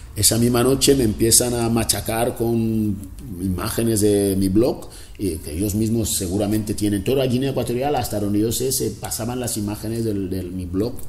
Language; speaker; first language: Spanish; non-native, local second language; Fang